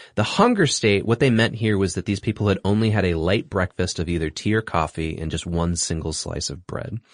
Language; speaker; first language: English; native; English